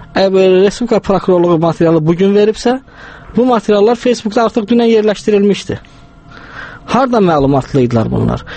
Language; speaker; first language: Azerbaijani; non-native, local second language; Talysh